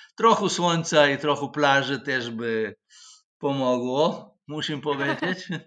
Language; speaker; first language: Polish; non-native, fluent; Russian